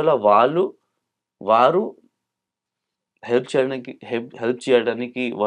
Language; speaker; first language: Telugu; non-native, local second language; Urdu